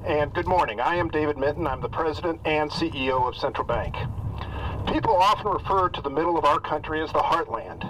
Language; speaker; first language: English; native; English